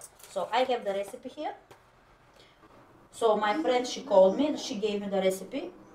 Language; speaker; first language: English; non-native, fluent; Bulgarian